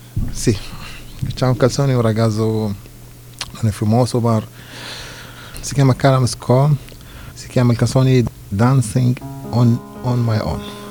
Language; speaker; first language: Italian; non-native, learner; Arabic